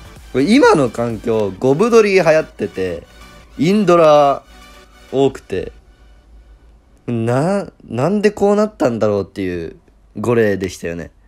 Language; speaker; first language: Japanese; native; Japanese